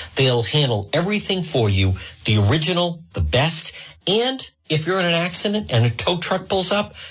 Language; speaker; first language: English; native; English